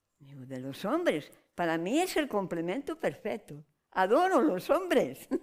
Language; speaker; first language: Spanish; non-native, local second language; Galician